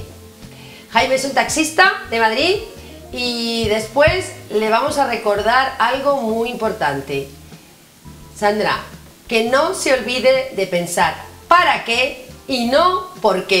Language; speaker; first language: Spanish; native; Spanish